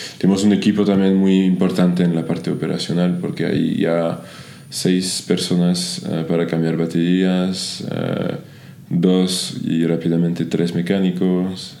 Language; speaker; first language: Spanish; non-native, fluent; French